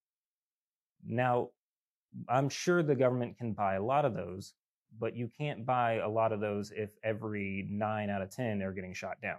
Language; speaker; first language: English; native; English